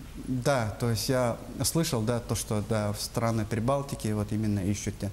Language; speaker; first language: Russian; non-native, local second language; Yakut